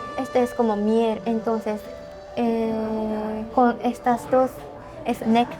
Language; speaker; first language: Spanish; non-native, learner; Japanese